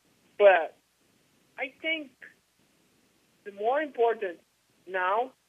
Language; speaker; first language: English; non-native, learner; Portuguese